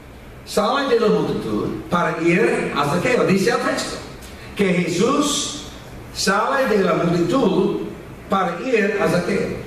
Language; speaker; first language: Spanish; non-native, fluent; English